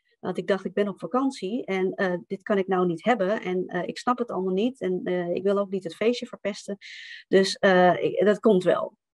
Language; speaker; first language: Dutch; native; Dutch